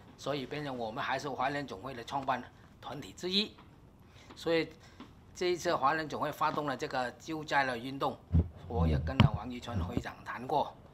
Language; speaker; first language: Chinese; early bilingual, heritage; Chinese